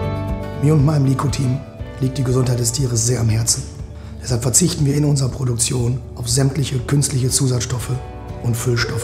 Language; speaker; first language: German; native; German